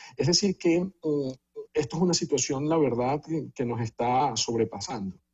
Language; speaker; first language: Spanish; native; Spanish